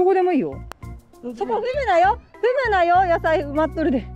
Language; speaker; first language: Japanese; native; Japanese